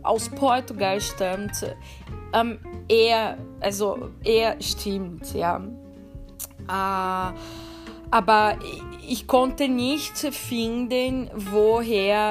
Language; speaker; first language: German; non-native, fluent; Portuguese